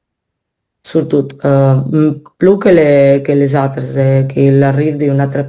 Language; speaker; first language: French; non-native, learner; Spanish